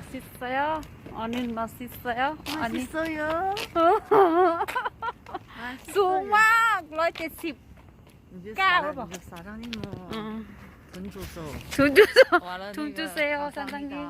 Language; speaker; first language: Korean; non-native, learner; Thai